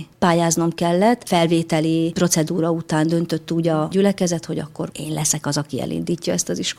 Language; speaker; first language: Hungarian; native; Hungarian